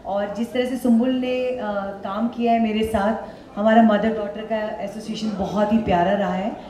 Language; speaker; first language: Hindi; native; Hindi